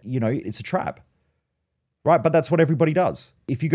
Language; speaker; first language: English; native; English